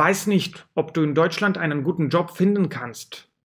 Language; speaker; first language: German; non-native, fluent; Russian